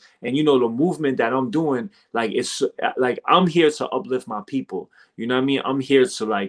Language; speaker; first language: English; native; English